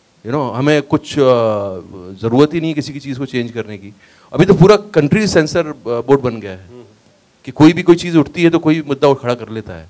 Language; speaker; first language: Hindi; native; Hindi